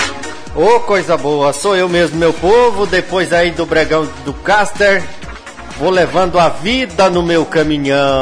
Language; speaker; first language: Portuguese; native; Portuguese